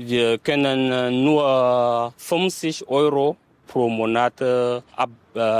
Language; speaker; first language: German; non-native, learner; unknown